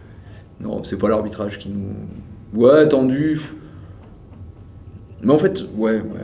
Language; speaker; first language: French; native; French